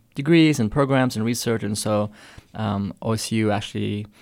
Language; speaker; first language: English; early bilingual, other home language; Arabic